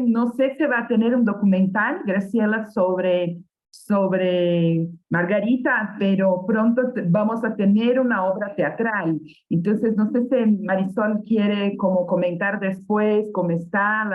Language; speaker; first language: Spanish; non-native, fluent; Portuguese